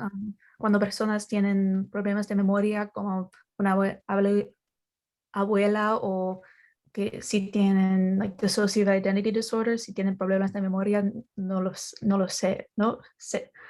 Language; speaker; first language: Spanish; non-native, learner; English